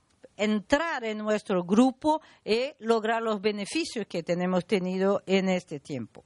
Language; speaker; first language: Spanish; non-native, learner; Portuguese